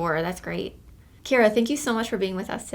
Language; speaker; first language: English; native; English